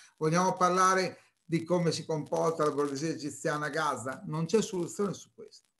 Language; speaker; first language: Italian; native; Italian